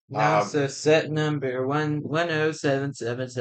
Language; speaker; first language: English; native; English